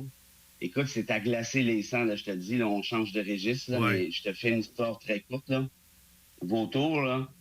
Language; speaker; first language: French; native; French